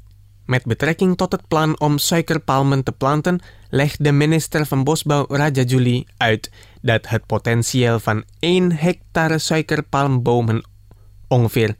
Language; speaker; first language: Dutch; non-native, fluent; Indonesian